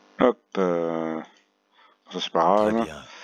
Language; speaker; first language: French; native; French